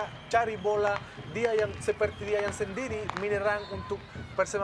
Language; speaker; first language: Indonesian; non-native, fluent; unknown